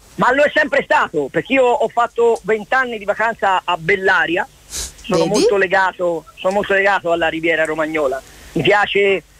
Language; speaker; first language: Italian; native; Italian